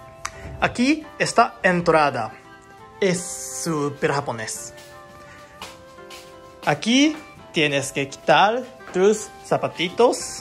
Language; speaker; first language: Spanish; non-native, learner; Japanese